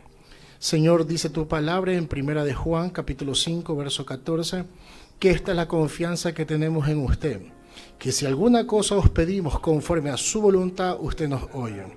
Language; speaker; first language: Spanish; native; Spanish